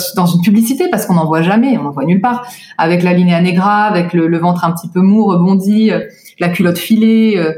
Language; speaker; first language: French; native; French